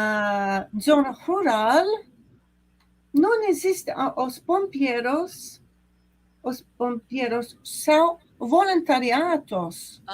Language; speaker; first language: Portuguese; non-native, learner; English